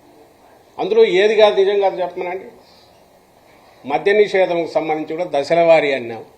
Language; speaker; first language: Telugu; native; Telugu